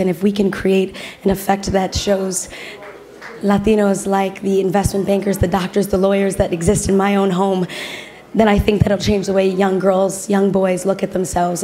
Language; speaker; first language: English; early bilingual, other home language; Spanish